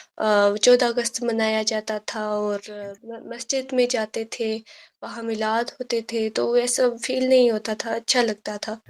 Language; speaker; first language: Urdu; native; Urdu